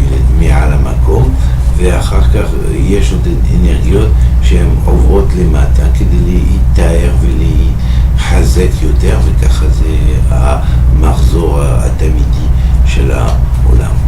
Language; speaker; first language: Hebrew; non-native, fluent; French